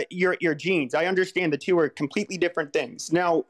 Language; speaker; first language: English; native; English